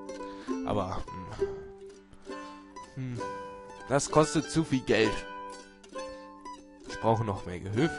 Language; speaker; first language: German; native; German